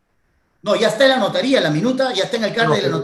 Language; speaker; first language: Spanish; native; Spanish